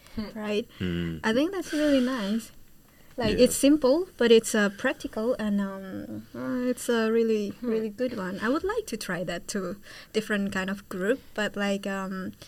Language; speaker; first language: English; non-native, fluent; Indonesian